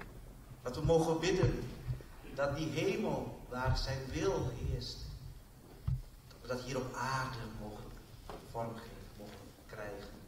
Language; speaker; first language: Dutch; early bilingual, other home language; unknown